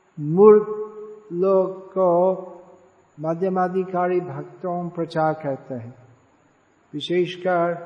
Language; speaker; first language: Hindi; non-native, fluent; English